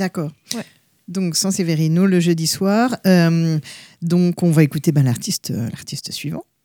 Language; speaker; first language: French; native; French